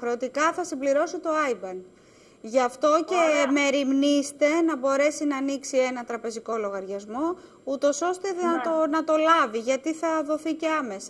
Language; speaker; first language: Greek; native; Greek